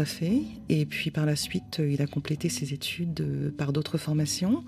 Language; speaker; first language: French; native; French